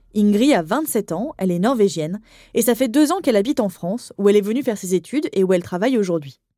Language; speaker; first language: French; native; French